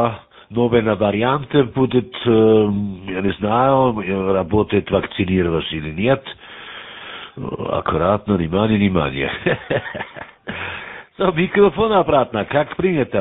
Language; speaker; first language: Russian; non-native, learner; German